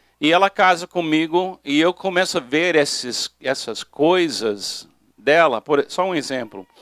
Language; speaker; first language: Portuguese; non-native, fluent; English